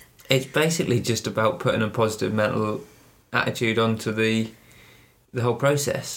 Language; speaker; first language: English; native; English